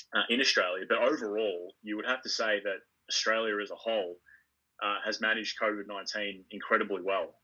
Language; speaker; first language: English; native; English